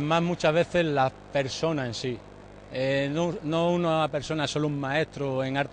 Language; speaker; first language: Spanish; native; Spanish